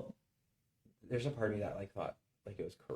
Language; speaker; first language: English; native; English